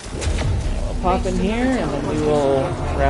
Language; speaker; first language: English; native; English